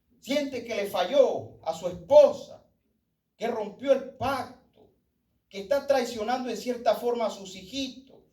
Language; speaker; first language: Spanish; native; Spanish